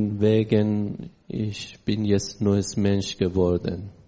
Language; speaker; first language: German; non-native, learner; Persian